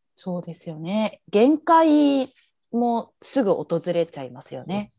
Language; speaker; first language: Japanese; native; Japanese